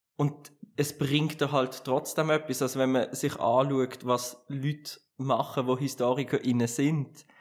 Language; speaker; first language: German; native; German